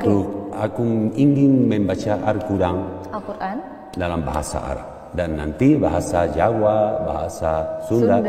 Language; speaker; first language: Indonesian; non-native, learner; Spanish